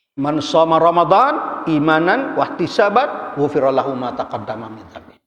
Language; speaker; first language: Malay; native; Malay